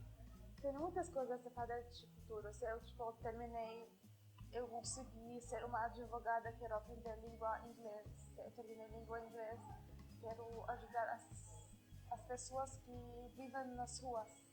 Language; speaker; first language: Portuguese; non-native, learner; Arabic